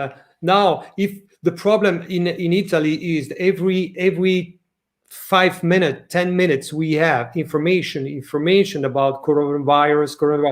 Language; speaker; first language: English; non-native, learner; French